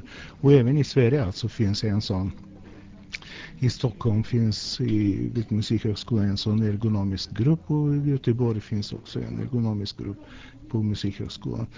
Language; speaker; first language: Swedish; non-native, fluent; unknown